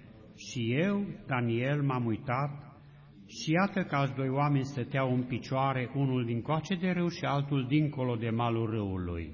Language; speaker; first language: Romanian; non-native, learner; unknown